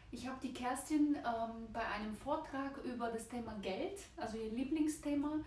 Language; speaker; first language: German; non-native, fluent; Bulgarian